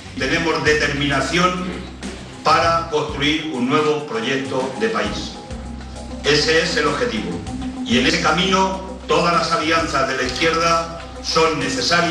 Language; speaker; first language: Spanish; native; Spanish